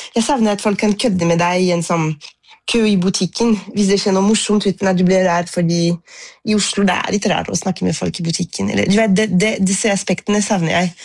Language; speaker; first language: Norwegian; non-native, fluent; French